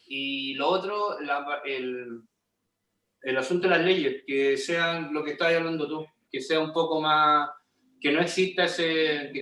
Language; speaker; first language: Spanish; native; Spanish